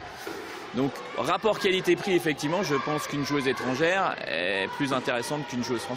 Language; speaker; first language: French; native; French